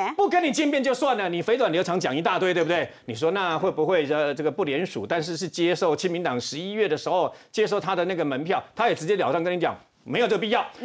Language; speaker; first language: Chinese; native; Chinese